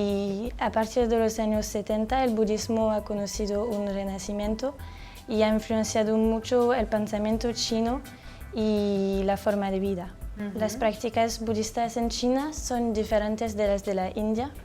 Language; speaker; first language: Spanish; non-native, fluent; French